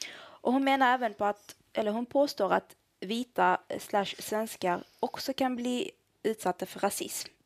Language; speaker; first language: Swedish; early bilingual, other home language; Arabic